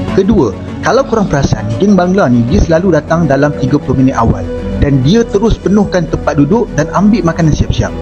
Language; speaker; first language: Malay; native; Malay